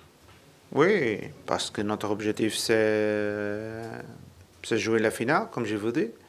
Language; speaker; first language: French; non-native, learner; Portuguese